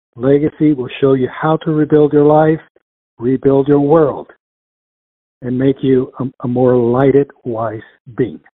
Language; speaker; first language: English; early bilingual, other home language; Spanish